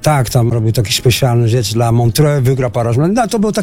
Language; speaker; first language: Polish; non-native, learner; Dutch